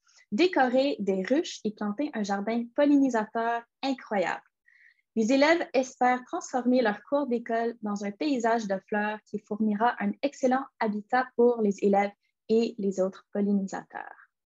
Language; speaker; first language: French; native; French